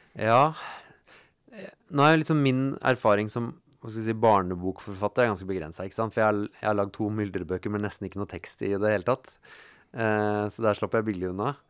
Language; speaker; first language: Norwegian; native; Norwegian